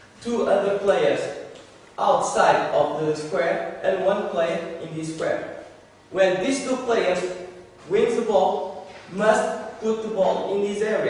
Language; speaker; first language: English; non-native, learner; Portuguese